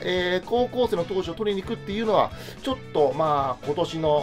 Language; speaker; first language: Japanese; native; Japanese